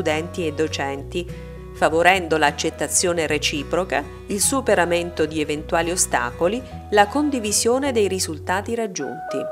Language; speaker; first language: Italian; native; Italian